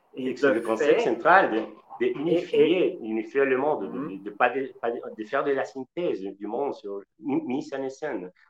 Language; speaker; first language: French; non-native, learner; Spanish